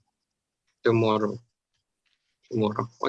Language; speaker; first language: English; non-native, learner; Russian